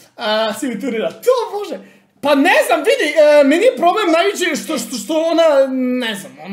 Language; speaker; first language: Bosnian; native; Bosnian